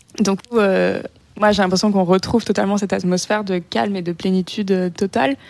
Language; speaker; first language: French; native; French